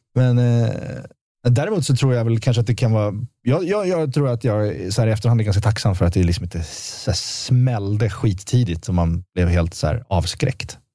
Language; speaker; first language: Swedish; native; Swedish